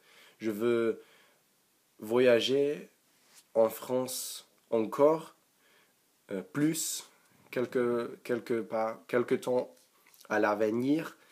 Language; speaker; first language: French; non-native, learner; English